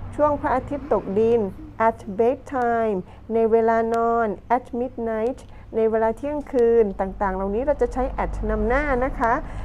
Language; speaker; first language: Thai; non-native, local second language; Pattani Malay